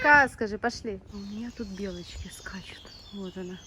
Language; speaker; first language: Russian; native; Russian